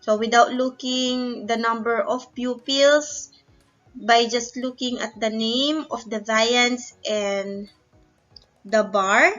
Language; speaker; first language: English; non-native, local second language; Filipino